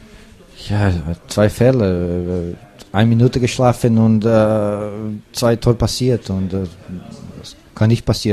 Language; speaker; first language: German; non-native, learner; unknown